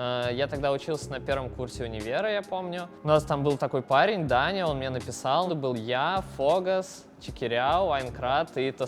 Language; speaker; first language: Russian; native; Russian